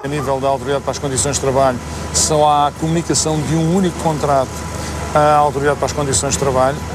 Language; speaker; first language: Portuguese; native; Portuguese